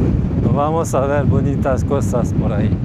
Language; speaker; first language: Spanish; non-native, learner; French